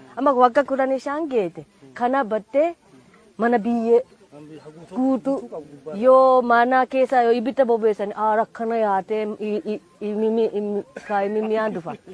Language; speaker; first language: Oromo; non-native, fluent; Japanese